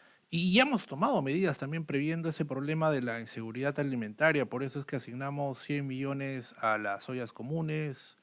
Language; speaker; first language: Spanish; native; Spanish